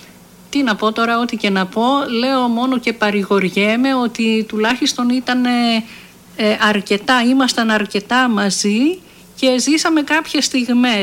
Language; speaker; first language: Greek; native; Greek